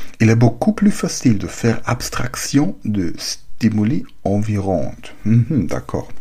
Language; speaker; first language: French; non-native, learner; German